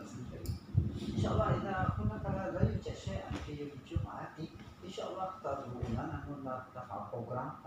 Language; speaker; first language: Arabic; non-native, learner; Indonesian